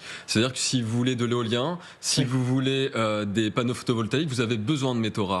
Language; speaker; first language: French; native; French